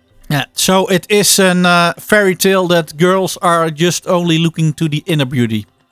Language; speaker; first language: English; non-native, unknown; Dutch